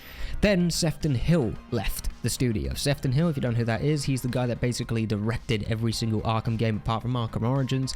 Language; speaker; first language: English; native; English